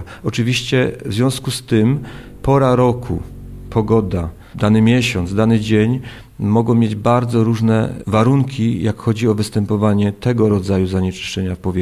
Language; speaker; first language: Polish; native; Polish